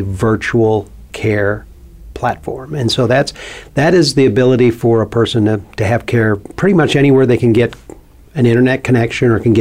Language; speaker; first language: English; native; English